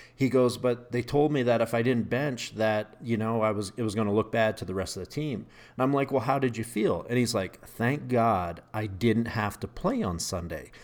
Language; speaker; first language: English; native; English